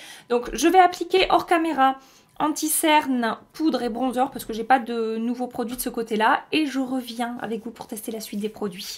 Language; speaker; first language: French; native; French